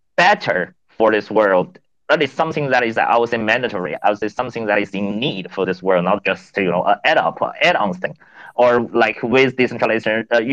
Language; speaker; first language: English; non-native, fluent; Chinese